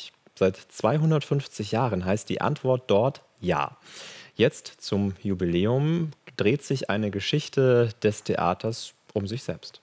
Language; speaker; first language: German; native; German